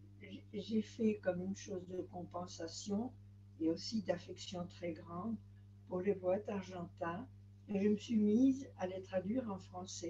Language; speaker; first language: French; non-native, fluent; Spanish